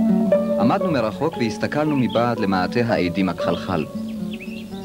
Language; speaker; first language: Hebrew; native; Hebrew